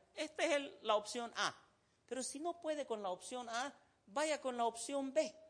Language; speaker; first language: Spanish; non-native, fluent; Arabic